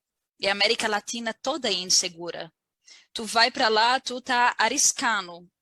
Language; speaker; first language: Portuguese; non-native, learner; Arabic